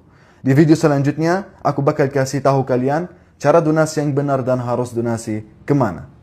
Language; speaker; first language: Indonesian; non-native, fluent; Arabic